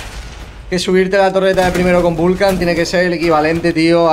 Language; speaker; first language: Spanish; native; Spanish